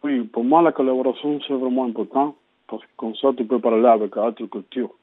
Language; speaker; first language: French; non-native, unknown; Spanish